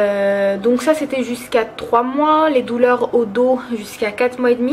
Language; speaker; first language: French; early bilingual, other home language; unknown